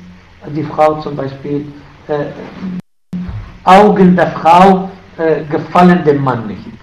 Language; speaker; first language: German; non-native, fluent; Arabic